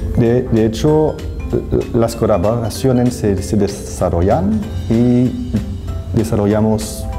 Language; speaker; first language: Spanish; non-native, fluent; French